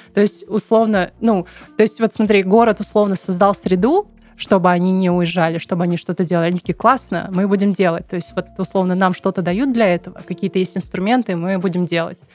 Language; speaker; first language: Russian; non-native, local second language; Tatar